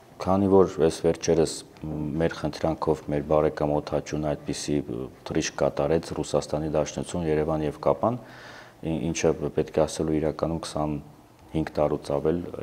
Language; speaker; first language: Armenian; native; Armenian